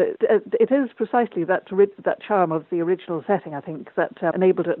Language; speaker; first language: English; native; English